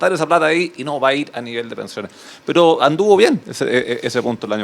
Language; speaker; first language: Spanish; native; Spanish